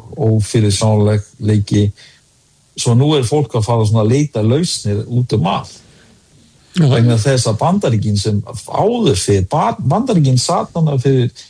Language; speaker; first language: Icelandic; early bilingual, other home language; Danish